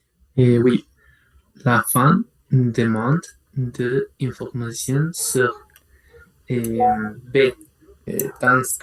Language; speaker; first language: French; non-native, learner; Spanish